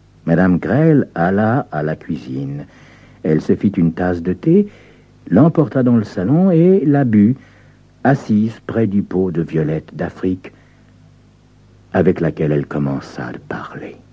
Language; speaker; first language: French; native; French